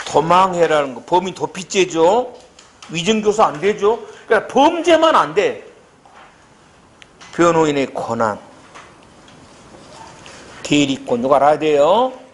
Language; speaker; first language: Korean; native; Korean